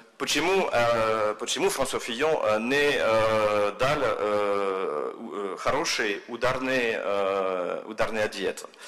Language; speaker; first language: Russian; non-native, fluent; French